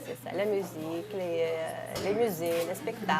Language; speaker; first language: French; non-native, fluent; Russian